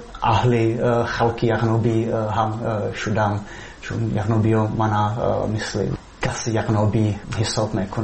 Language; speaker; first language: Persian; non-native, fluent; Czech